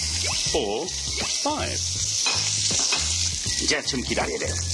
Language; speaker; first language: Korean; non-native, learner; English